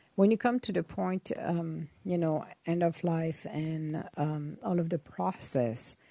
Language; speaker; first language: English; non-native, fluent; Italian